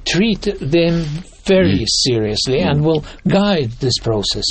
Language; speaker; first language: English; non-native, fluent; Russian